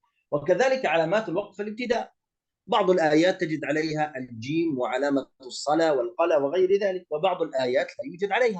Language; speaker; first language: Arabic; native; Arabic